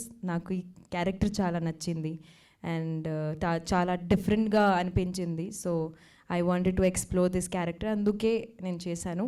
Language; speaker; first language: Telugu; non-native, fluent; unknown